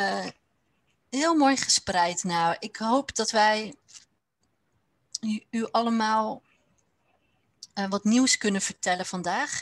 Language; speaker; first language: Dutch; native; Dutch